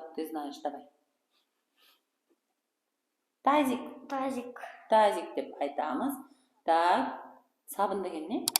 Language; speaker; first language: Russian; non-native, local second language; Kara-Kalpak